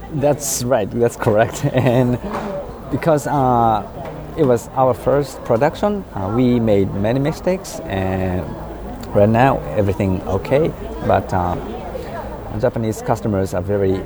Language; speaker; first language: English; non-native, fluent; Japanese